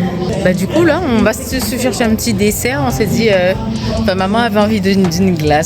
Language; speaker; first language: French; native; French